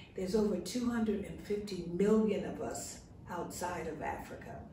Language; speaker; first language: English; native; English